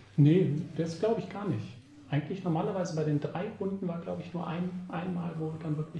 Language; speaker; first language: German; native; German